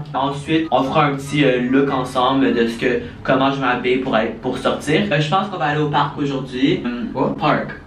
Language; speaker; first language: French; native; French